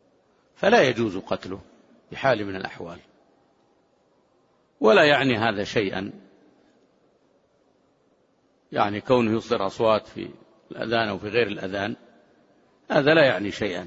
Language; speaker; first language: Arabic; native; Arabic